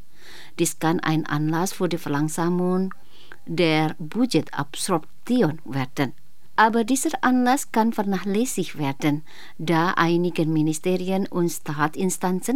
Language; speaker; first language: German; non-native, fluent; Indonesian